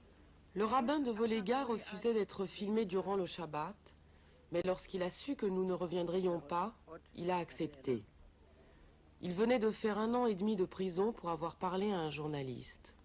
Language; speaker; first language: French; native; French